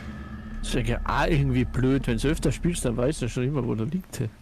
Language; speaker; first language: German; native; German